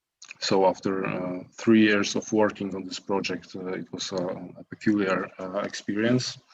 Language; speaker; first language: English; non-native, fluent; Polish